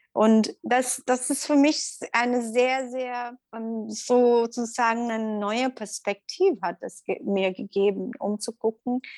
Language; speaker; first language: German; non-native, learner; Tamil